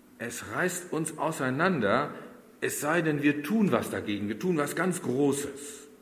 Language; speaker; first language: German; native; German